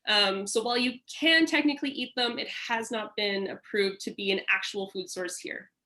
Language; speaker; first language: English; native; English